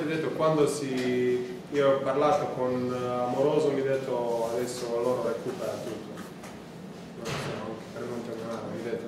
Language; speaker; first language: Italian; non-native, learner; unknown